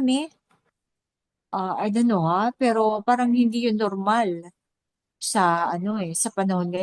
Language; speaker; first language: Filipino; native; Filipino